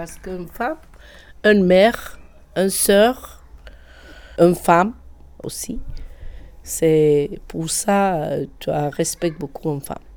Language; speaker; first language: French; non-native, learner; Albanian